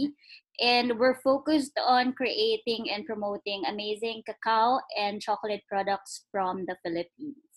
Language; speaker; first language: English; non-native, local second language; Filipino